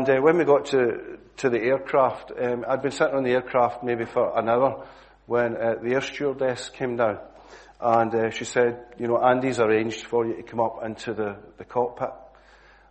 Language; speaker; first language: English; native; English